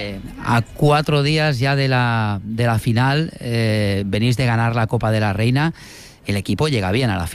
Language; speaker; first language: Spanish; native; Spanish